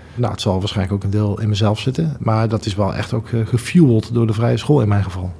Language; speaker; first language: Dutch; native; Dutch